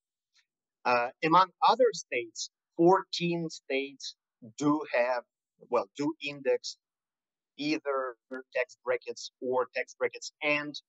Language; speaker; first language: English; non-native, fluent; Russian